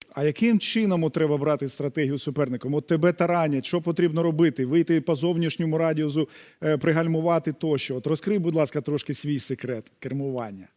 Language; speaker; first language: Ukrainian; native; Ukrainian